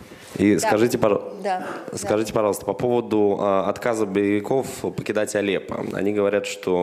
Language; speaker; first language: Russian; native; Russian